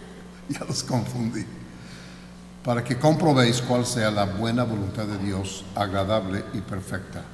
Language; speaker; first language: Spanish; non-native, fluent; English